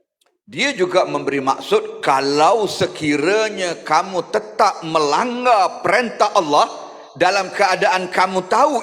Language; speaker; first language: Malay; native; Malay